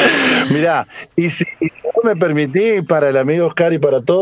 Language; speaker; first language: Spanish; native; Spanish